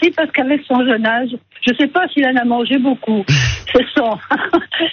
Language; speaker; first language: French; native; French